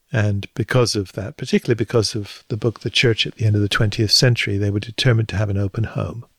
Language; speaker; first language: English; native; English